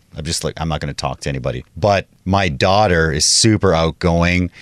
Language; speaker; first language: English; native; English